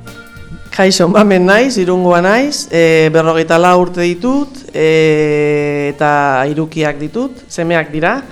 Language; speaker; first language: Basque; non-native, local second language; Spanish